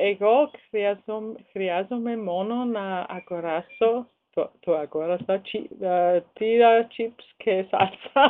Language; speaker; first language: Greek; non-native, learner; German